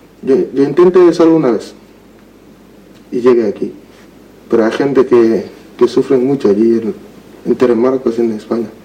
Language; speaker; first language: Spanish; non-native, learner; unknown